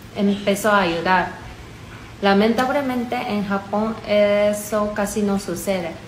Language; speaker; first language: Spanish; non-native, learner; Japanese